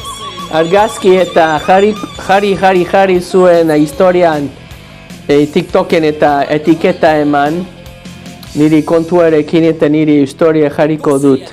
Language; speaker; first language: Basque; non-native, learner; English